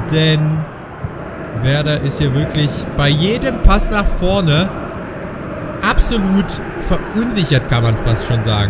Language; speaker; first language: German; native; German